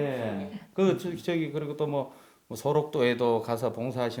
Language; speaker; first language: Korean; native; Korean